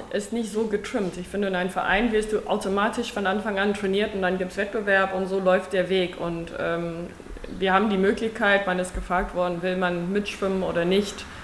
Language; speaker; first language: German; non-native, fluent; Afrikaans